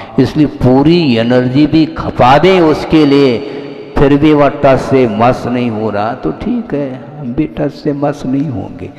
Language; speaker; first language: Hindi; non-native, local second language; Kannada